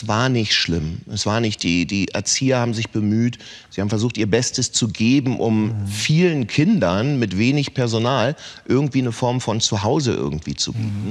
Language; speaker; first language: German; native; German